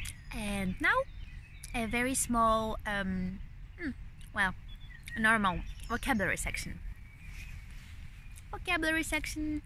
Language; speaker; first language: English; non-native, fluent; Ukrainian